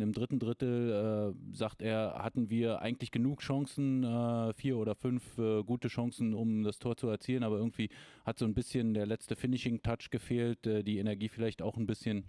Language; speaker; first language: German; native; German